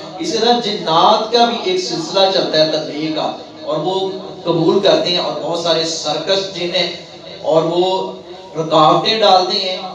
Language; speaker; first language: Urdu; non-native, local second language; Punjabi